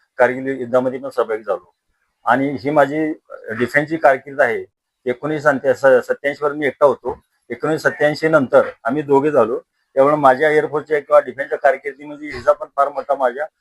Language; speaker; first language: Marathi; native; Marathi